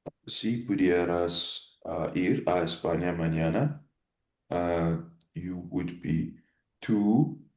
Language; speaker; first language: Spanish; non-native, learner; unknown